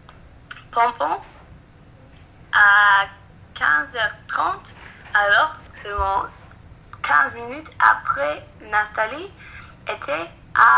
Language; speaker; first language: French; non-native, learner; English